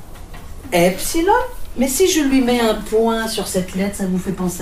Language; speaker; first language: French; non-native, fluent; Greek